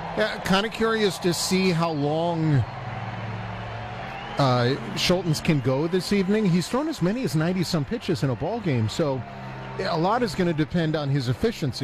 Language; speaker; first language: English; native; English